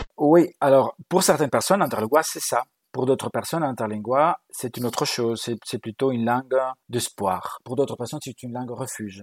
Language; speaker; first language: French; non-native, fluent; Galician